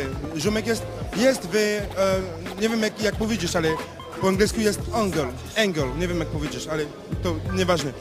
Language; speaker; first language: Polish; non-native, learner; French